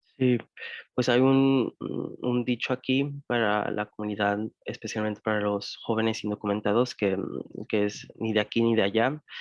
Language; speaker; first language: Spanish; early bilingual, heritage; Spanish